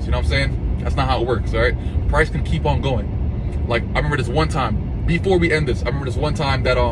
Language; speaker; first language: English; native; English